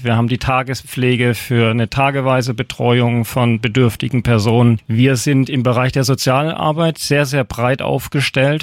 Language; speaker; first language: German; native; German